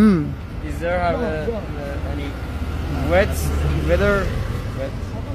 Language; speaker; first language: English; non-native, learner; Persian